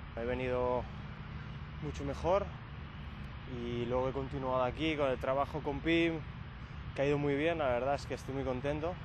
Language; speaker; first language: Spanish; native; Spanish